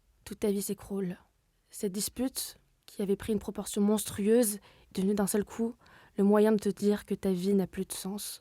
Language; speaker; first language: French; native; French